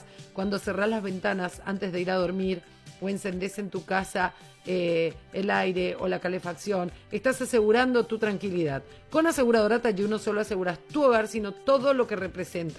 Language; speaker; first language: Spanish; native; Spanish